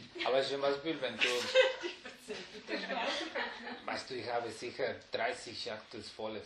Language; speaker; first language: German; non-native, fluent; Spanish